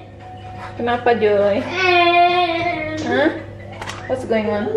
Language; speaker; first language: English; non-native, learner; Indonesian